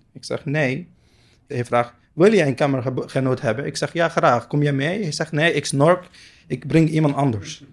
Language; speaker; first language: Dutch; non-native, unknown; Arabic